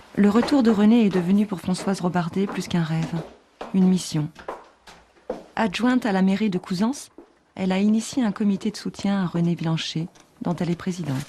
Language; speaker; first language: French; native; French